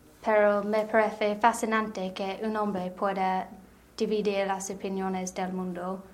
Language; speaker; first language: Spanish; non-native, learner; English